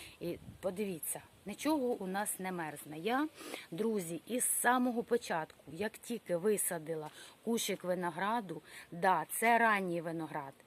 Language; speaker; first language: Ukrainian; non-native, local second language; Russian